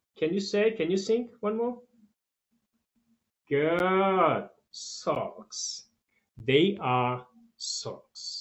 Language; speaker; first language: English; non-native, fluent; Tajik